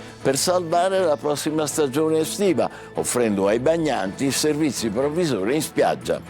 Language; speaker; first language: Italian; native; Italian